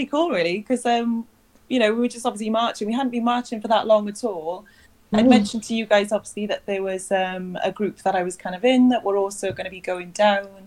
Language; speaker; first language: English; native; English